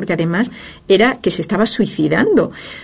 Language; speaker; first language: Spanish; native; Spanish